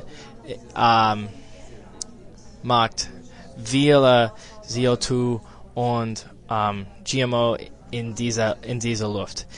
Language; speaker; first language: German; non-native, learner; English